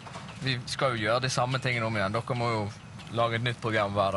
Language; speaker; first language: Norwegian; native; Norwegian